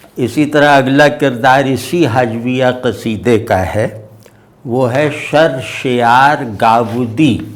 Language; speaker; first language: Urdu; native; Urdu